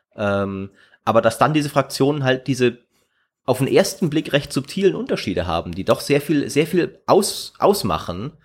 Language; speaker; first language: German; native; German